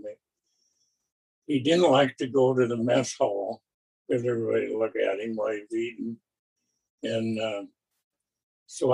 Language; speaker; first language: English; native; English